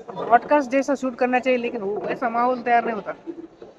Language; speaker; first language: Hindi; non-native, local second language; Marathi